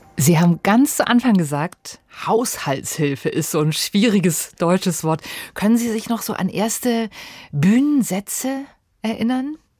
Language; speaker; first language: German; native; German